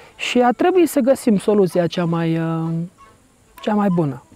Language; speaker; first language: Romanian; native; Romanian